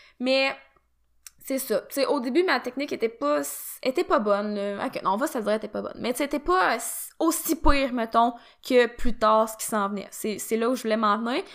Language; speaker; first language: French; native; French